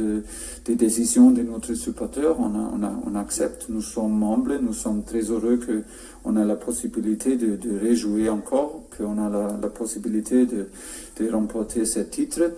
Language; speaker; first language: French; non-native, fluent; German